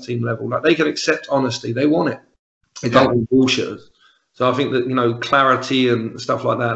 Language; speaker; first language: English; native; English